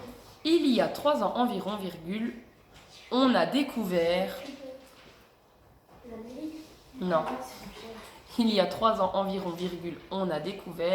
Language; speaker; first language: French; native; French